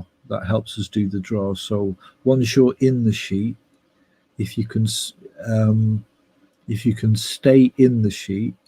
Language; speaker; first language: English; native; English